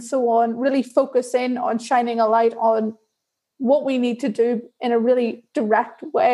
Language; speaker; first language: English; native; English